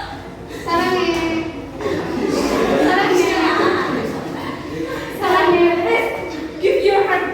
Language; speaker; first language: English; non-native, learner; Indonesian